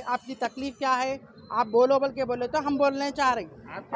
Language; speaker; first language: Hindi; non-native, local second language; Urdu